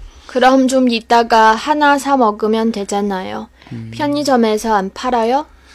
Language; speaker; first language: Korean; non-native, fluent; Chinese